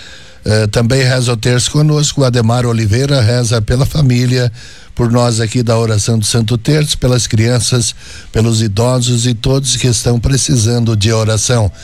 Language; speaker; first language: Portuguese; native; Portuguese